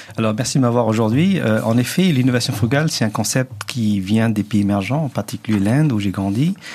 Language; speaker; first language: French; non-native, local second language; Tamil